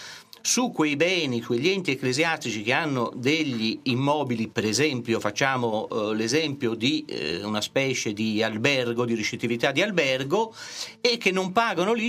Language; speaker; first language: Italian; native; Italian